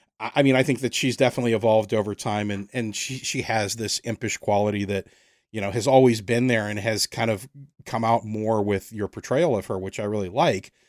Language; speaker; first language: English; native; English